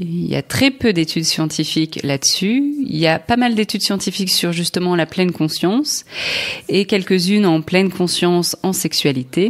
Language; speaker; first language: French; native; French